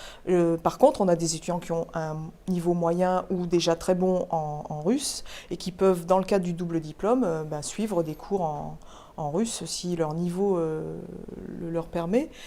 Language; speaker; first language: French; native; French